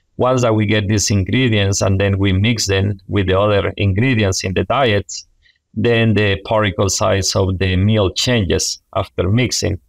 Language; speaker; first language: English; non-native, fluent; Spanish